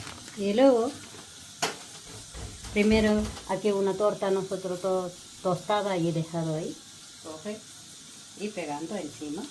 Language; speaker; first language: Spanish; non-native, learner; Malayalam